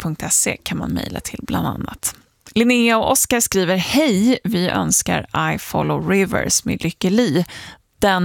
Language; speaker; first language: Swedish; native; Swedish